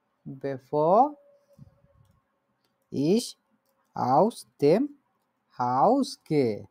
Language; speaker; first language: German; non-native, fluent; Bangla